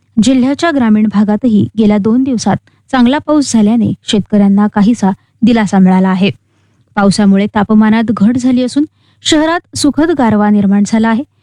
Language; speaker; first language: Marathi; native; Marathi